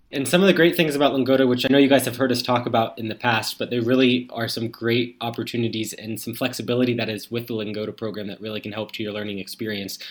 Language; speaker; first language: English; native; English